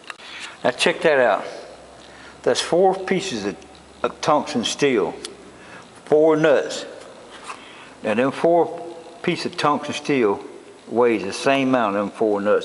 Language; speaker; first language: English; native; English